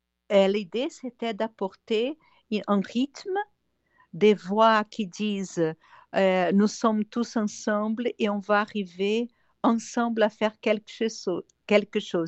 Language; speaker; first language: French; non-native, fluent; Portuguese